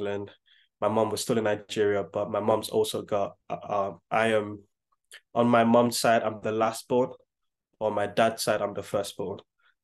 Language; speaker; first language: English; non-native, local second language; Yoruba